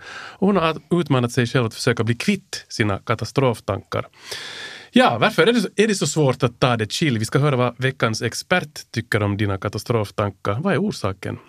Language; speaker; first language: Swedish; native; Swedish